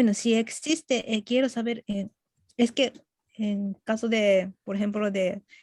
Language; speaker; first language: Spanish; non-native, fluent; Japanese